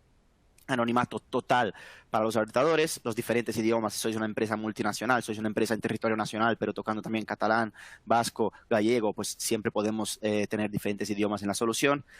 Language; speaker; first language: Spanish; native; Spanish